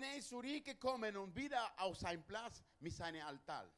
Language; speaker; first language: German; non-native, learner; Spanish